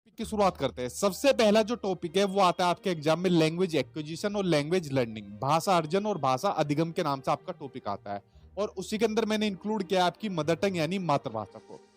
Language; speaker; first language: Hindi; native; Hindi